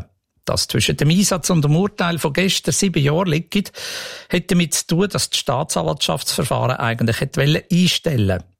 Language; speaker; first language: German; native; German